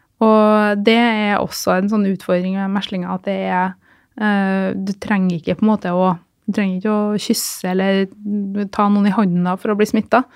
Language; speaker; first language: Norwegian; native; Norwegian